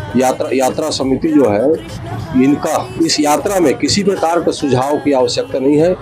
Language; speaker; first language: Hindi; native; Hindi